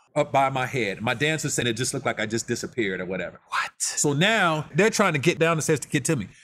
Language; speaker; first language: English; native; English